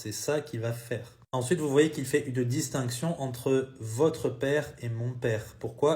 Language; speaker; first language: French; native; French